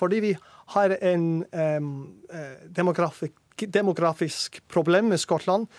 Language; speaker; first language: Norwegian; non-native, learner; English